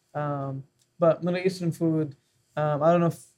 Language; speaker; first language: English; non-native, fluent; Arabic